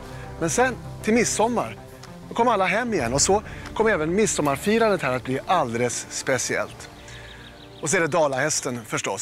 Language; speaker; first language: Swedish; native; Swedish